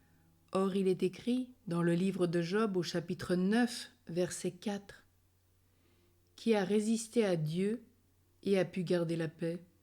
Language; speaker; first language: French; native; French